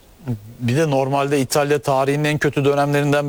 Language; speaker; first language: Turkish; native; Turkish